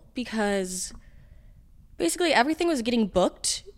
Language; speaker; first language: English; native; English